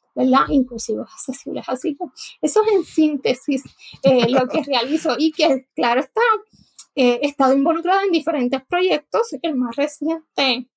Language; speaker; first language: Spanish; native; Spanish